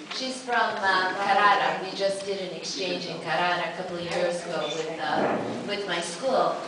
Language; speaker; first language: English; native; English